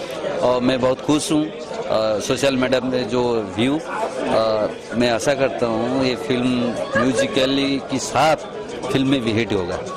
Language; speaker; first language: Hindi; non-native, local second language; Odia